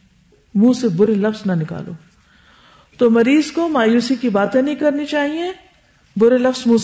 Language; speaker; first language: Urdu; native; Urdu